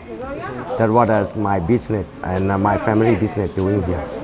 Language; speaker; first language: English; non-native, fluent; Thai